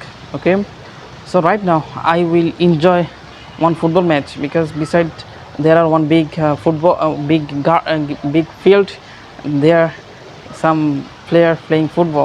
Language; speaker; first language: English; non-native, learner; Bangla